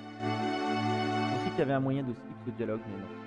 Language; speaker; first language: French; native; French